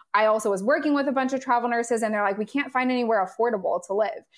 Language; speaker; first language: English; native; English